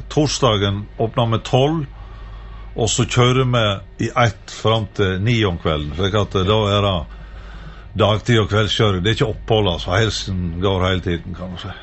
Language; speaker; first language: Norwegian; native; Norwegian